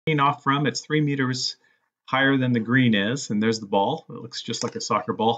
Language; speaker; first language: English; native; English